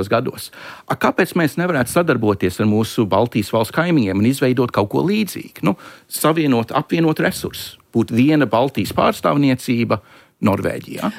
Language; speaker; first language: Latvian; early bilingual, heritage; Latvian